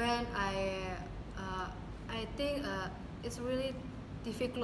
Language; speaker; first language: English; non-native, learner; Indonesian